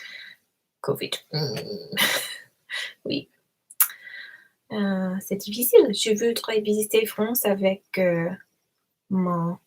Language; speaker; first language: French; non-native, learner; English